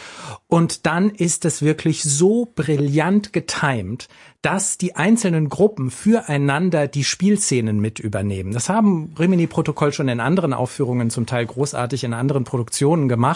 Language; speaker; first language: German; native; German